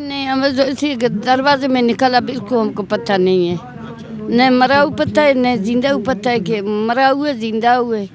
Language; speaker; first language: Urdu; non-native, local second language; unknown